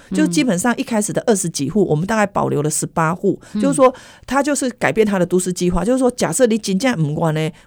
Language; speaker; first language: Chinese; native; Chinese